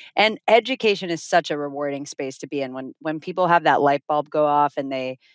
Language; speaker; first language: English; non-native, fluent; Finnish